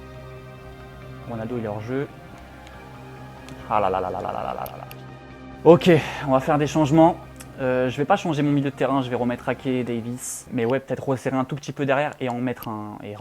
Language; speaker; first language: French; native; French